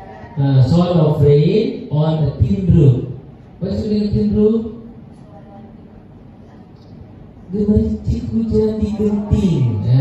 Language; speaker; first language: English; non-native, learner; Indonesian